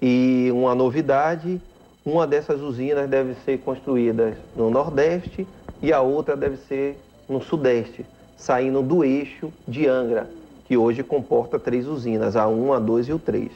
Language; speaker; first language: Portuguese; native; Portuguese